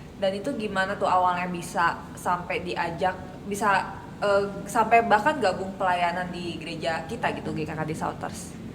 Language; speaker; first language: Indonesian; native; Indonesian